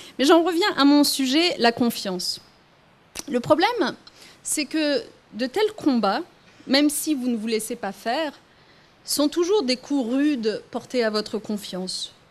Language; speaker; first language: French; early bilingual, other home language; Riffian